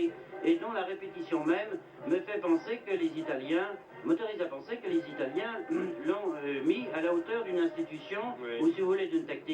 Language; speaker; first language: French; native; French